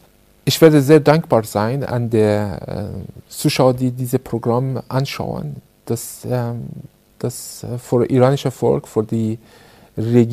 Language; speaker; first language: German; non-native, learner; Persian